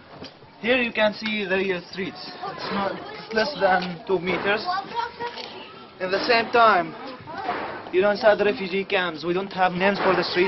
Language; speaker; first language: English; non-native, fluent; Arabic